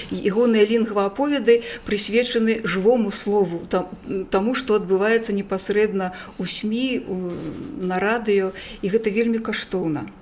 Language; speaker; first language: Belarusian; native; Belarusian